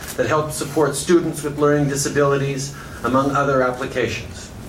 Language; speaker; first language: English; native; English